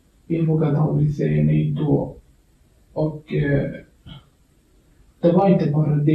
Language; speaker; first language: Swedish; early bilingual, other home language; Kurdish